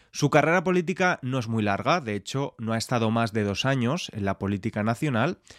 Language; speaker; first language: Spanish; native; Spanish